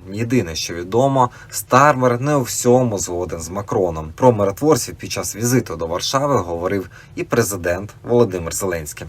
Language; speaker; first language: Ukrainian; native; Ukrainian